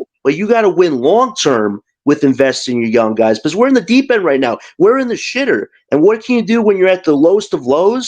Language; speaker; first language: English; native; English